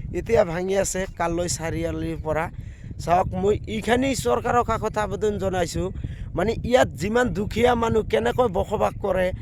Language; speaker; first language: Assamese; non-native, local second language; Bangla